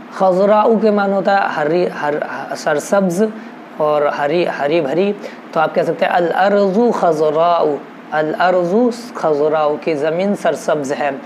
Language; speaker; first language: Urdu; native; Urdu